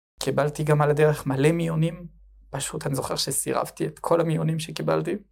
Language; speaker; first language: Hebrew; non-native, fluent; French